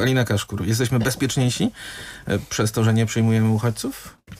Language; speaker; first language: Polish; native; Polish